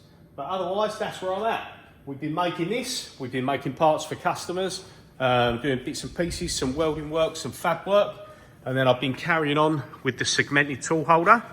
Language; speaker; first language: English; native; English